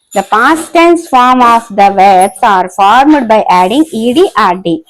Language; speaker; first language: English; non-native, local second language; Telugu